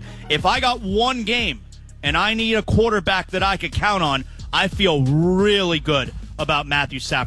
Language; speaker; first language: English; native; English